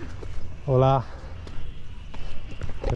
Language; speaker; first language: Spanish; non-native, learner; Romanian